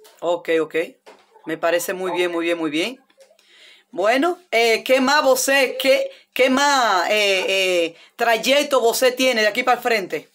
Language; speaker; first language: Spanish; native; Spanish